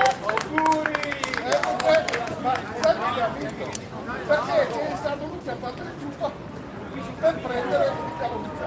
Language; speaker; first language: Italian; native; Italian